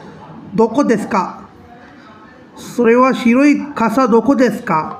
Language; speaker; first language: Japanese; non-native, learner; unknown